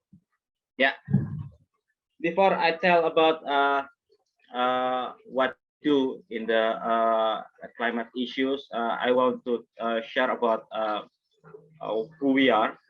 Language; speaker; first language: English; non-native, fluent; Indonesian